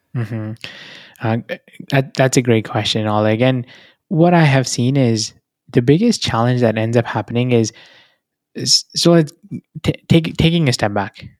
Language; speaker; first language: English; non-native, local second language; Hindi